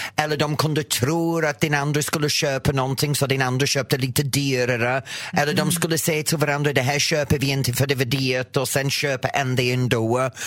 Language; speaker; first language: Swedish; non-native, fluent; English